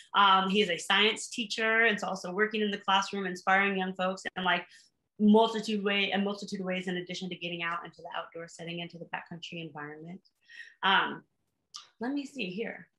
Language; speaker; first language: English; native; English